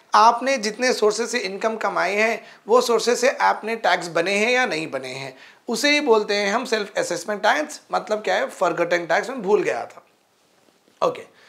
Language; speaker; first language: Hindi; non-native, local second language; Urdu